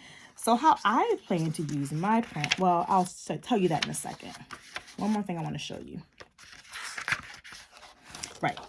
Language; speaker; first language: English; native; English